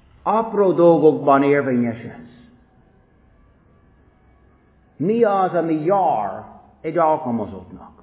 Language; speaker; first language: Hungarian; non-native, fluent; English